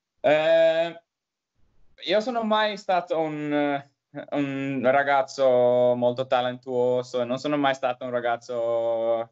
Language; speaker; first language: Italian; non-native, learner; Finnish